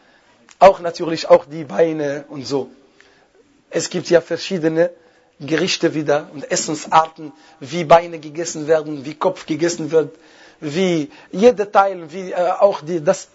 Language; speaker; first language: German; non-native, fluent; Arabic